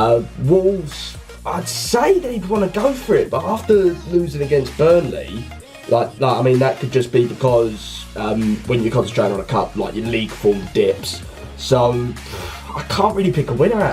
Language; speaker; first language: English; native; English